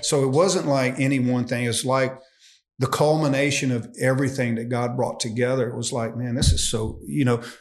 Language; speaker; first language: English; native; English